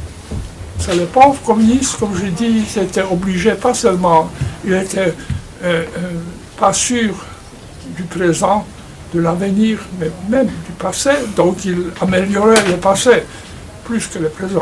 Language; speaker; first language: French; non-native, fluent; Polish